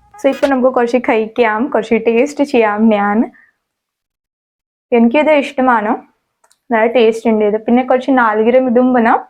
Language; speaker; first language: Malayalam; non-native, fluent; Hindi